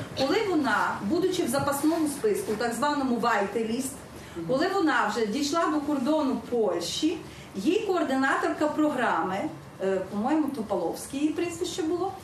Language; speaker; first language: Ukrainian; native; Ukrainian